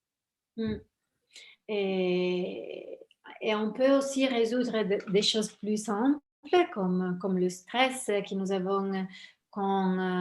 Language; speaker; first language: French; non-native, fluent; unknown